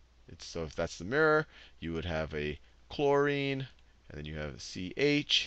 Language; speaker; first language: English; native; English